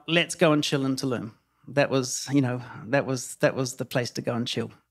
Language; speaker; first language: English; native; English